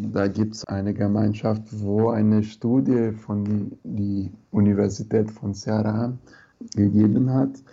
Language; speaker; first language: German; non-native, fluent; Portuguese